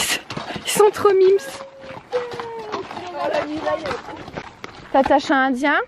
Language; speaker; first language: French; native; French